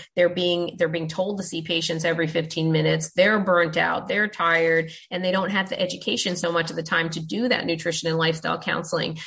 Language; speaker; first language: English; native; English